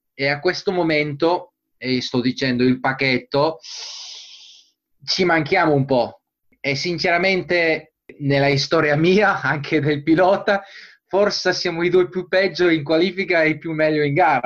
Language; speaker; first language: Italian; non-native, fluent; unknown